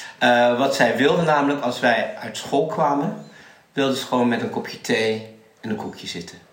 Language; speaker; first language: Dutch; native; Dutch